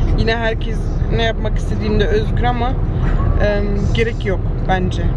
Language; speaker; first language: Turkish; early bilingual, heritage; Turkish